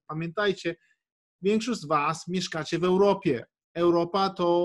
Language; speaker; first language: Polish; early bilingual, heritage; English